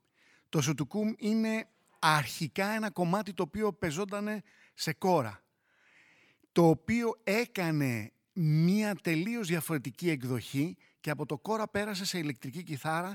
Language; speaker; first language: Greek; native; Greek